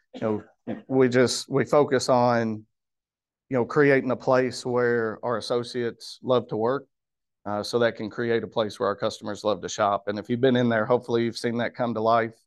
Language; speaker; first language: English; native; English